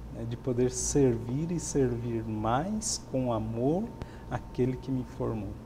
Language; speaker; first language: Portuguese; native; Portuguese